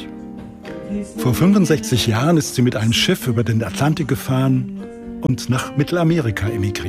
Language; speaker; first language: German; native; German